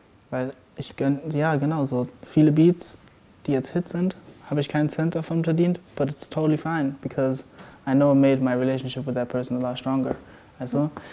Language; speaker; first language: German; early bilingual, other home language; English